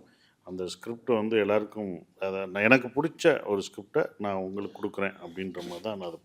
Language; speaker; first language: Tamil; native; Tamil